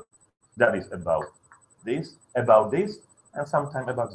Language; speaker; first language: English; non-native, learner; Slovak